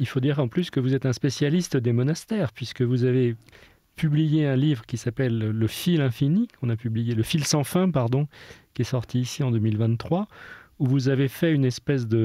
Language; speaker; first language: French; native; French